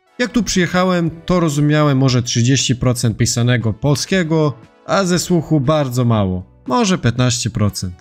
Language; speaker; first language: Polish; non-native, fluent; Serbian